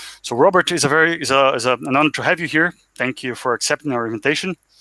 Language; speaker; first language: English; non-native, fluent; Portuguese